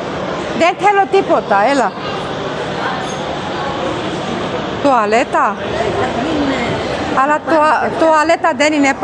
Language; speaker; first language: Greek; non-native, learner; Armenian